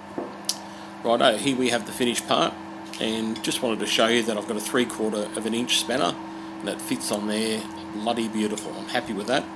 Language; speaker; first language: English; native; English